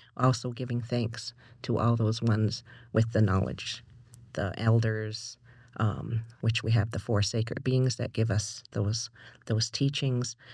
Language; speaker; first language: English; native; English